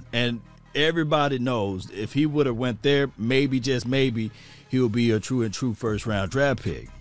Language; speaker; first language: English; native; English